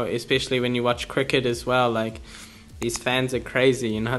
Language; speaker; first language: English; native; English